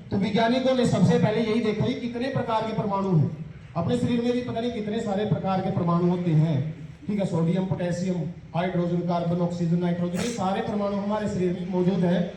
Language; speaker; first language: Hindi; native; Hindi